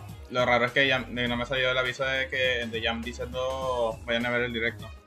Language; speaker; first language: Spanish; native; Spanish